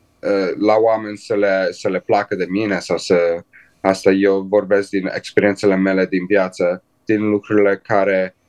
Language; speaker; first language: Romanian; early bilingual, heritage; Romanian